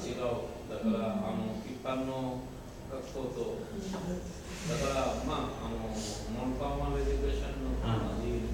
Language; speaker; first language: Japanese; non-native, learner; Bangla